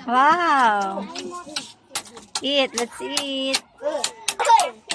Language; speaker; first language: English; non-native, local second language; Filipino